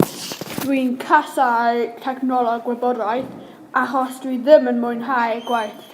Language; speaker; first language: Welsh; non-native, local second language; English